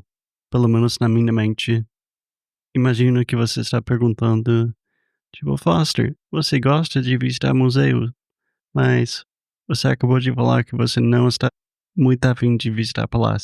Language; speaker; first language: Portuguese; non-native, fluent; English